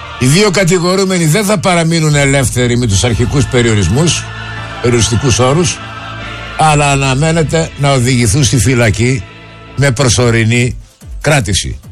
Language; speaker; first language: Greek; native; Greek